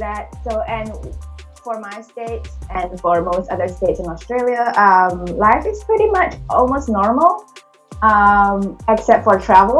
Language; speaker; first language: English; early bilingual, other home language; Indonesian